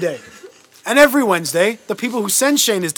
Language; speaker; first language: English; native; English